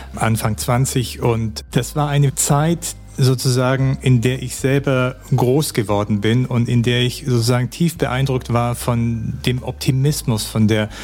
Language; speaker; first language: German; native; German